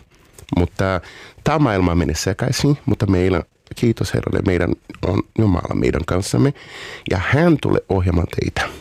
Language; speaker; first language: Finnish; non-native, fluent; Portuguese